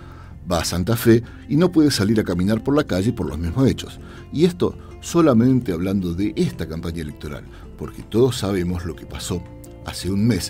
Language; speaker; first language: Spanish; native; Spanish